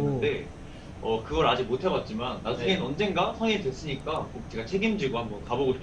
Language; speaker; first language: Korean; native; Korean